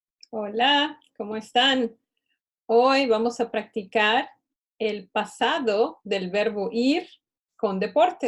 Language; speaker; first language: Spanish; non-native, fluent; English